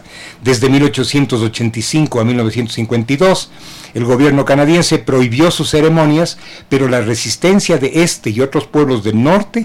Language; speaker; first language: Spanish; native; Spanish